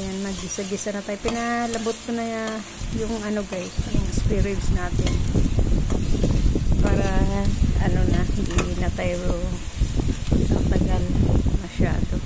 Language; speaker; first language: Filipino; native; Filipino